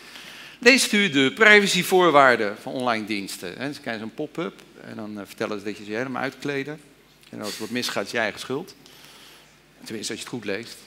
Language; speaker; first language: Dutch; native; Dutch